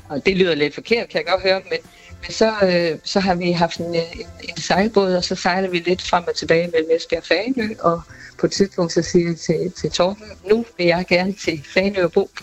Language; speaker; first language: Danish; native; Danish